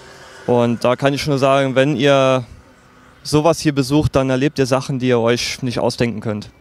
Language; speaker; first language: German; native; German